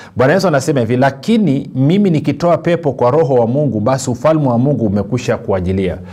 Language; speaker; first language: Swahili; native; Swahili